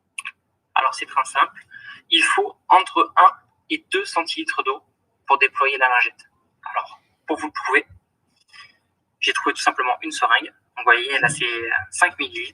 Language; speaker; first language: French; native; French